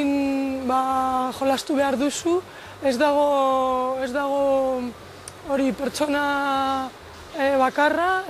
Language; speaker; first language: Basque; non-native, local second language; Spanish